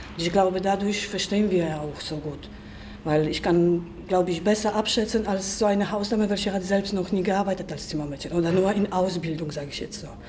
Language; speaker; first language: German; non-native, fluent; Polish